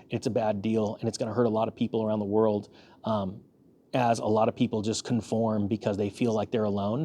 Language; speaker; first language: English; native; English